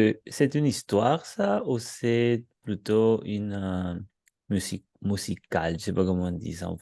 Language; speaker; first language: French; non-native, learner; Spanish